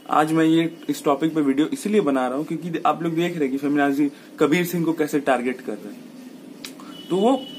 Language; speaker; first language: Hindi; non-native, local second language; Bangla